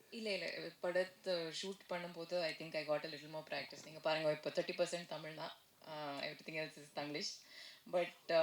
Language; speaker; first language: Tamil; non-native, learner; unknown